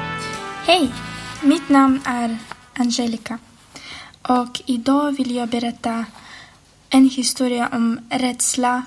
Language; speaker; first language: Swedish; non-native, fluent; Ukrainian